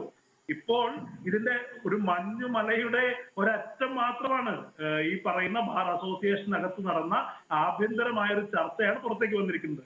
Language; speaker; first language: Malayalam; native; Malayalam